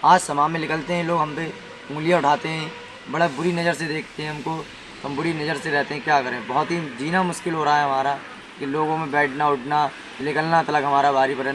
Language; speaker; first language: Hindi; native; Hindi